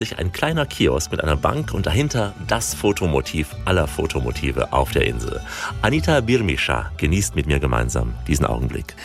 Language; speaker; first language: German; native; German